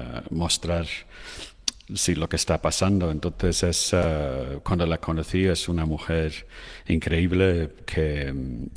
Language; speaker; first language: Spanish; non-native, fluent; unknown